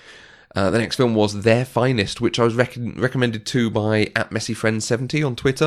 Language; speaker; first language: English; native; English